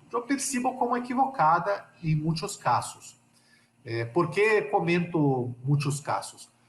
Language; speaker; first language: Spanish; non-native, fluent; Portuguese